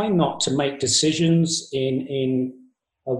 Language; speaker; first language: English; native; English